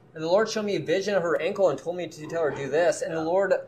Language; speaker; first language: English; native; English